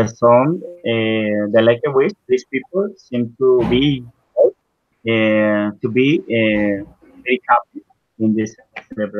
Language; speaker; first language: English; non-native, learner; Spanish